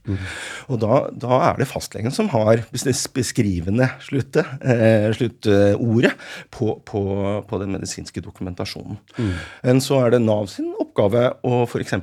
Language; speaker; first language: Norwegian; native; Norwegian